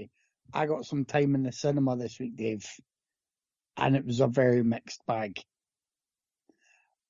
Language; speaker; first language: English; native; English